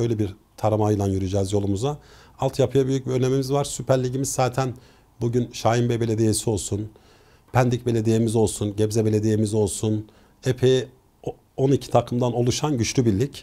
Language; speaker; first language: Turkish; native; Turkish